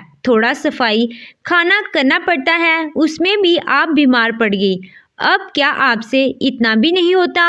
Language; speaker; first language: Hindi; native; Hindi